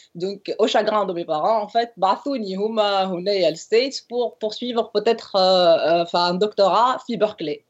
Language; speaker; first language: French; non-native, local second language; Arabic